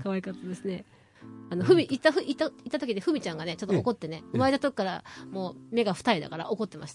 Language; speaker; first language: Japanese; native; Japanese